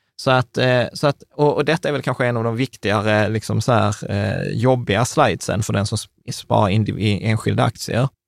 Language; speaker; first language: Swedish; native; Swedish